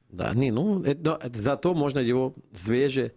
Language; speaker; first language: Russian; non-native, fluent; Italian